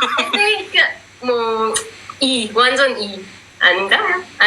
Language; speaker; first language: Korean; non-native, learner; Filipino